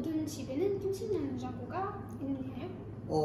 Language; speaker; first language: Korean; non-native, fluent; Arabic